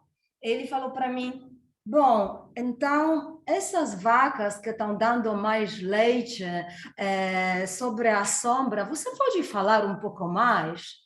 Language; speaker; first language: Portuguese; non-native, fluent; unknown